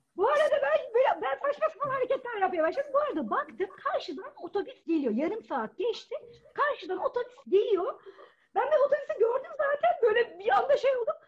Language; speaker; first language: Turkish; native; Turkish